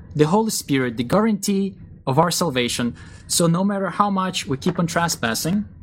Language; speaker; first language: English; early bilingual, other home language; Russian